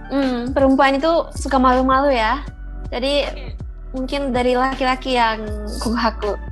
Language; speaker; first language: Indonesian; non-native, fluent; Japanese